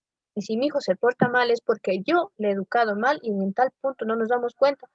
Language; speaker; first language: Spanish; native; Spanish